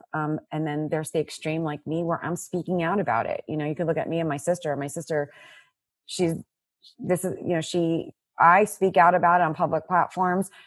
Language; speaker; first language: English; native; English